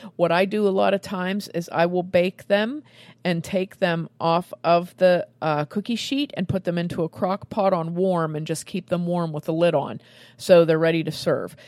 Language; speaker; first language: English; native; English